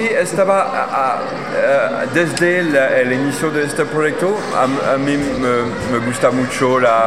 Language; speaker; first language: Spanish; non-native, learner; French